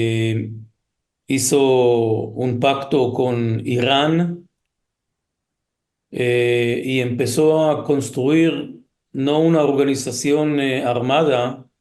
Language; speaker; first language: Spanish; early bilingual, heritage; Hebrew